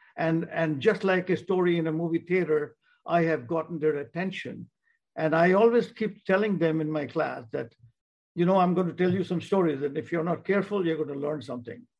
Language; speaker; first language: English; non-native, local second language; Bangla